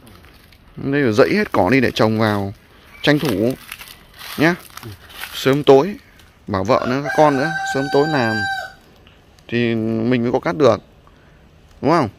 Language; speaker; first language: Vietnamese; native; Vietnamese